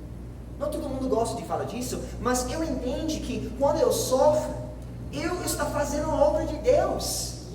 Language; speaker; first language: Portuguese; non-native, fluent; English